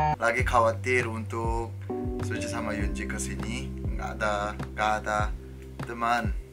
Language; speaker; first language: Indonesian; non-native, fluent; Korean